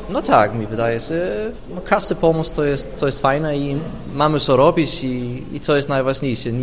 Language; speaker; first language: Polish; non-native, fluent; Danish